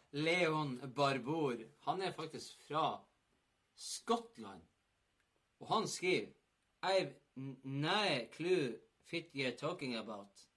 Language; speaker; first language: Norwegian; native; Norwegian